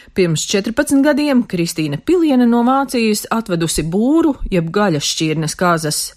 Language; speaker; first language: Latvian; native; Latvian